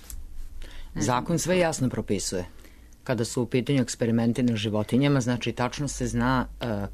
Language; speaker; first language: Serbian; native; Serbian